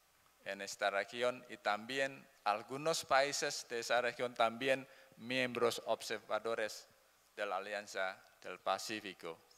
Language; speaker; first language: Spanish; non-native, learner; Indonesian